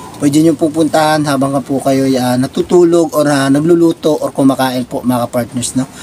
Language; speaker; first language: Filipino; non-native, local second language; Cebuano